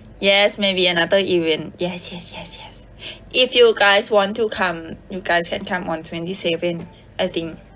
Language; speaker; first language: English; non-native, learner; Thai